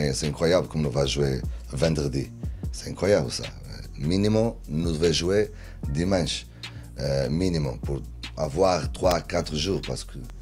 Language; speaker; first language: French; non-native, learner; Portuguese